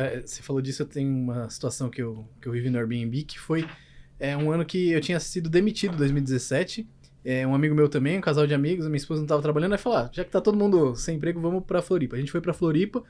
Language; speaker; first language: Portuguese; native; Portuguese